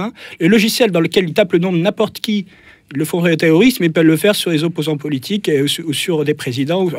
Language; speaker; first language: French; native; French